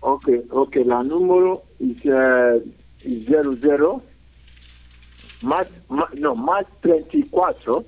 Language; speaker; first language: Spanish; non-native, learner; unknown